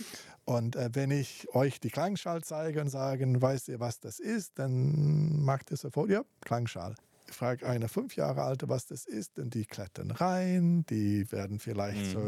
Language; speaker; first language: German; non-native, fluent; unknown